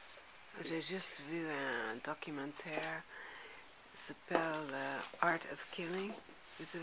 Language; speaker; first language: French; non-native, learner; English